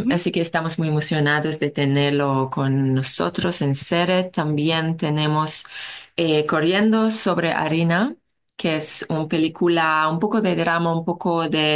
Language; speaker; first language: Spanish; non-native, learner; Hebrew